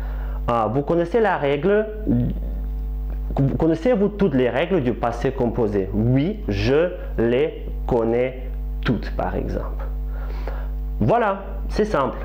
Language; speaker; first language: French; non-native, fluent; Russian